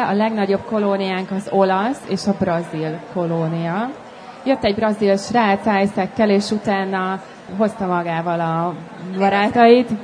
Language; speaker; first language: Hungarian; non-native, fluent; Dutch